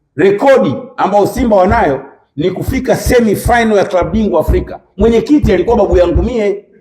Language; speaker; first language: Swahili; native; Swahili